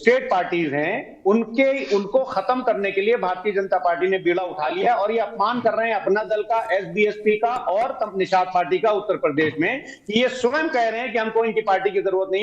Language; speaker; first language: Hindi; native; Hindi